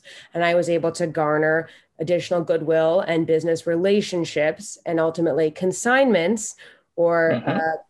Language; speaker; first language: English; native; English